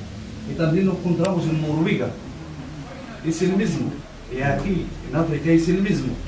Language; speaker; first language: Spanish; non-native, fluent; Riffian